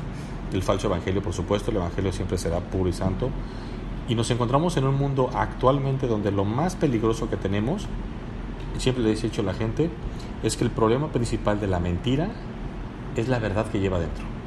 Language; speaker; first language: Spanish; native; Spanish